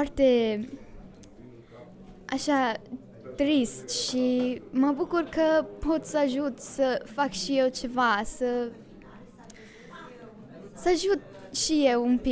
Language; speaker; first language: Romanian; early bilingual, heritage; Romanian